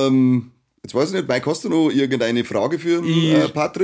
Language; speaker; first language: German; native; German